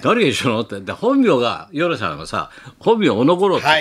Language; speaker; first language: Japanese; native; Japanese